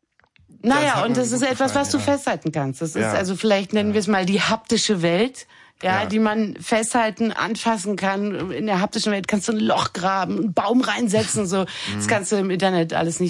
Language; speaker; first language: German; native; German